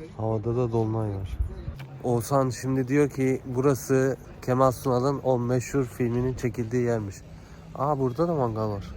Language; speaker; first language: Turkish; native; Turkish